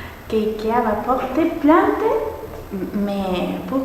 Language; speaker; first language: French; non-native, learner; Spanish